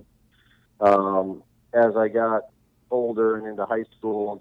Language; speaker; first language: English; native; English